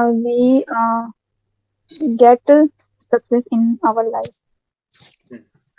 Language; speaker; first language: English; non-native, learner; Hindi